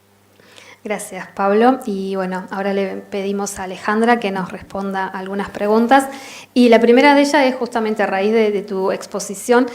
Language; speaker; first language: Spanish; native; Spanish